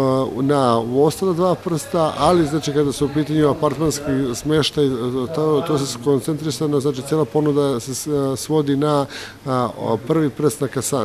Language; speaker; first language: Croatian; native; Croatian